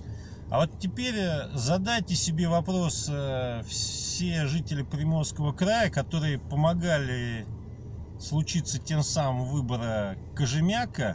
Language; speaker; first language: Russian; native; Russian